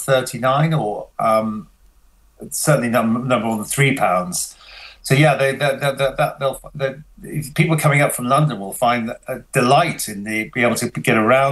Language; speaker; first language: English; native; English